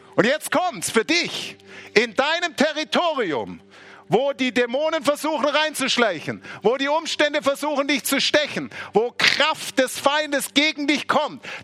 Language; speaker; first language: German; native; German